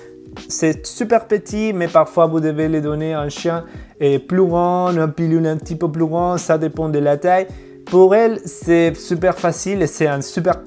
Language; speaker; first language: French; non-native, fluent; Spanish